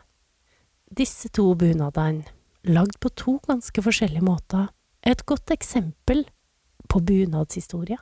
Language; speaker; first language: Norwegian; native; Norwegian